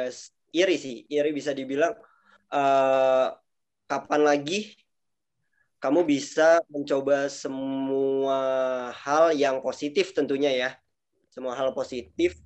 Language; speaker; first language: Indonesian; native; Indonesian